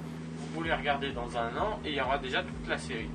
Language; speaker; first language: French; native; French